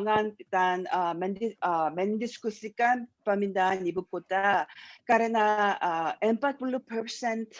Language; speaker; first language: Indonesian; non-native, learner; Korean